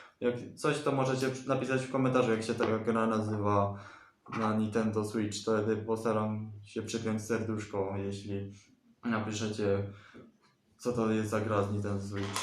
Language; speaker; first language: Polish; native; Polish